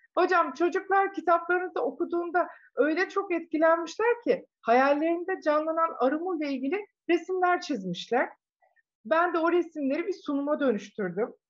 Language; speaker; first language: Turkish; native; Turkish